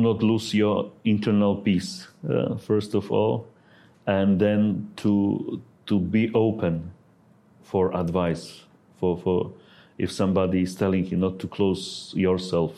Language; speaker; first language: English; non-native, fluent; Ukrainian